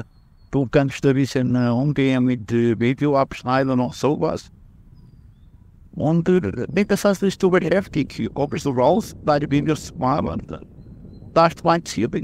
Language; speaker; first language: German; non-native, learner; Portuguese